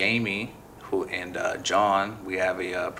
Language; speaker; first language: English; native; English